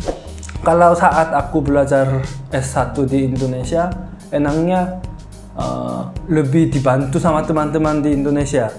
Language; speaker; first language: Indonesian; non-native, fluent; Korean